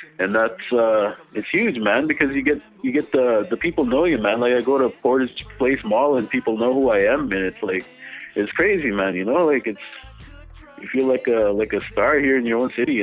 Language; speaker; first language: English; native; English